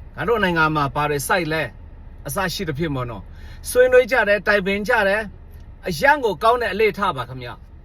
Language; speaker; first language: Burmese; non-native, local second language; Shan